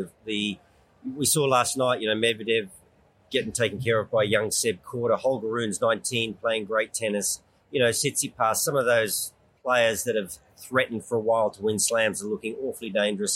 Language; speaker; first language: English; native; English